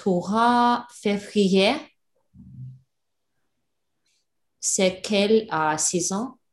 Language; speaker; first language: French; non-native, learner; Russian